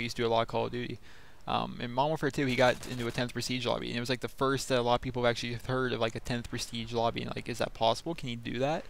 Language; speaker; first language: English; native; English